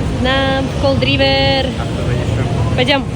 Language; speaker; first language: Russian; native; Russian